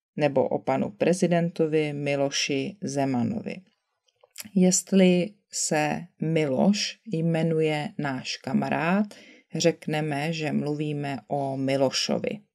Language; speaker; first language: Czech; native; Czech